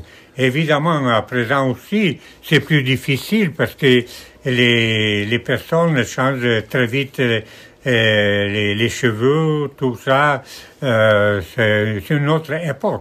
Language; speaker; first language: French; non-native, fluent; Italian